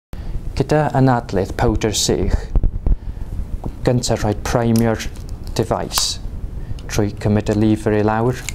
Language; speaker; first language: Welsh; non-native, local second language; English